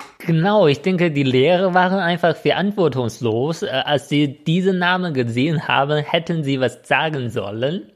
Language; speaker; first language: German; non-native, fluent; Chinese